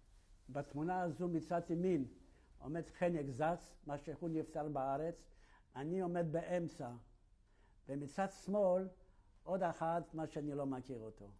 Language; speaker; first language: Hebrew; non-native, fluent; Yiddish